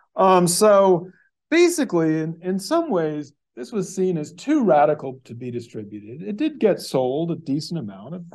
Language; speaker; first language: English; native; English